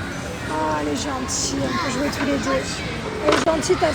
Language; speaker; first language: French; native; French